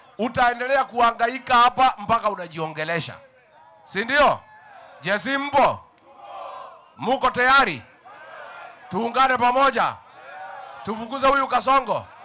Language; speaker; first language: Swahili; non-native, local second language; Kikuyu